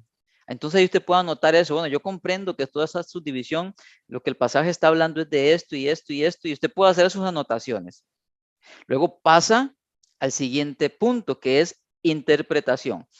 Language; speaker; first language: Spanish; native; Spanish